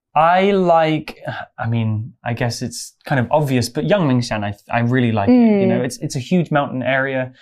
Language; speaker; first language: English; native; English